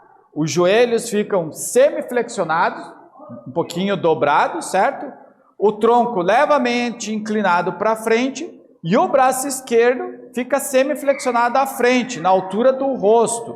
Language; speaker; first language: Portuguese; native; Portuguese